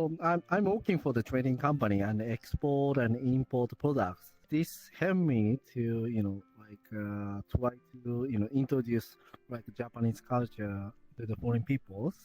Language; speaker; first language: English; non-native, learner; Japanese